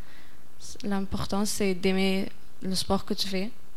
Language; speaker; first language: French; non-native, fluent; Arabic